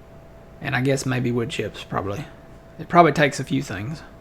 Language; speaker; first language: English; native; English